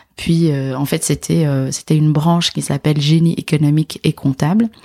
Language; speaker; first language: French; non-native, local second language; Arabic